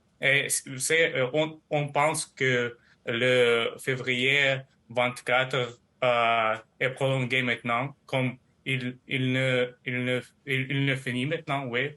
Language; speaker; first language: French; non-native, learner; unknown